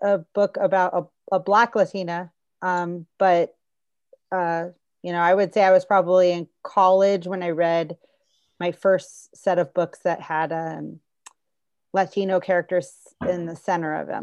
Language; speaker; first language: English; early bilingual, other home language; Spanish